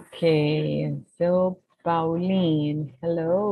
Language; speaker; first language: English; non-native, fluent; Spanish